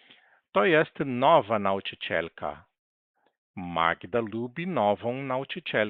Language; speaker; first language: Polish; non-native, learner; Portuguese